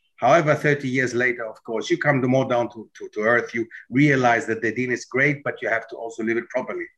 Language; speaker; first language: English; non-native, fluent; German